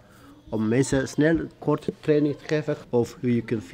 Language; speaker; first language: Dutch; non-native, fluent; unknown